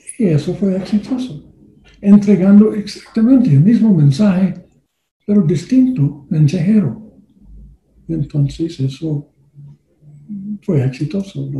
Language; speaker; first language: Spanish; non-native, learner; English